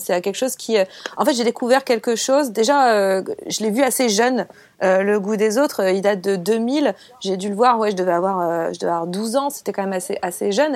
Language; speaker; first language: French; native; French